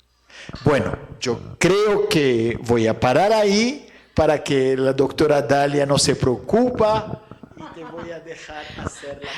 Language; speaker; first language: Spanish; non-native, fluent; Arabic